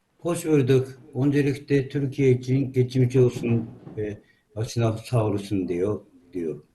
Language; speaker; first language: Turkish; non-native, learner; Japanese